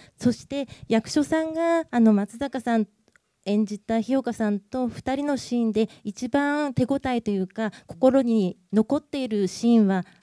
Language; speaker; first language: Japanese; non-native, fluent; Indonesian